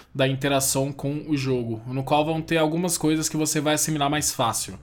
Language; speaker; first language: Portuguese; native; Portuguese